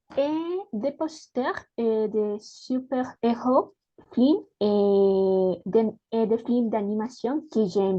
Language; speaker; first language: French; non-native, learner; Spanish